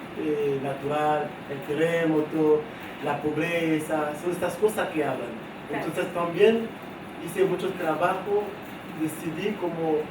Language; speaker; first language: Spanish; non-native, fluent; Haitian Creole